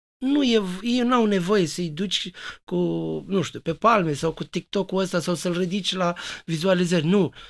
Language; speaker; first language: Romanian; native; Romanian